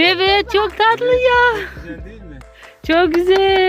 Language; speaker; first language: Turkish; non-native, learner; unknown